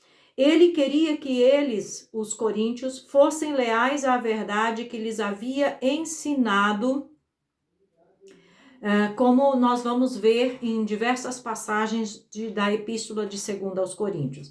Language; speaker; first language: Portuguese; native; Portuguese